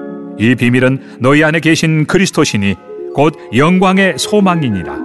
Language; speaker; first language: Korean; native; Korean